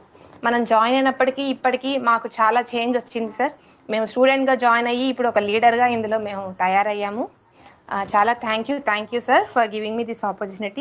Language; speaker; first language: Telugu; native; Telugu